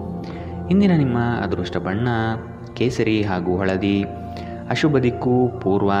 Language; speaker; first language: Kannada; native; Kannada